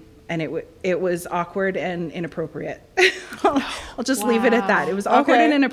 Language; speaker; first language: English; native; English